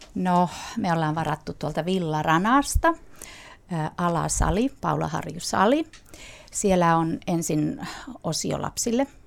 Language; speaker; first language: Finnish; native; Finnish